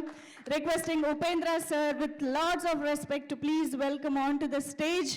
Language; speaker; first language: Telugu; native; Telugu